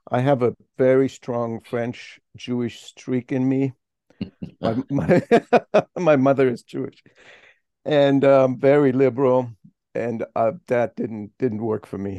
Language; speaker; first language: English; non-native, fluent; German